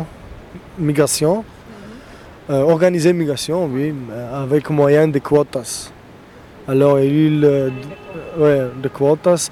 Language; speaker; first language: French; non-native, fluent; Slovenian